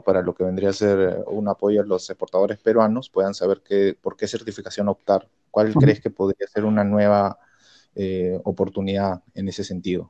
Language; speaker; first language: Spanish; native; Spanish